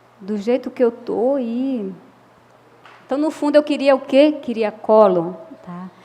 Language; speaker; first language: Portuguese; native; Portuguese